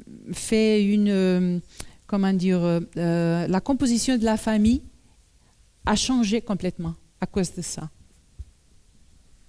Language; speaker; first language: French; non-native, learner; Portuguese